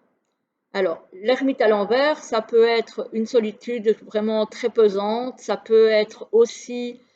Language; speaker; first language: French; native; French